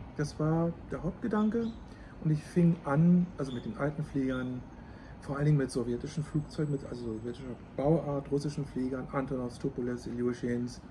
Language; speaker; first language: German; native; German